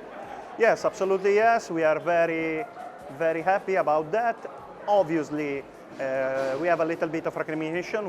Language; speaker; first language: English; non-native, fluent; Italian